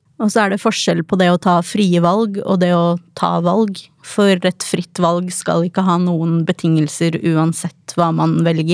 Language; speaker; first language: Norwegian; native; Norwegian